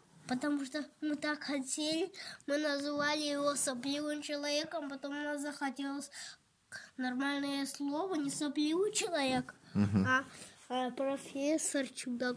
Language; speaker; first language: Russian; early bilingual, heritage; Russian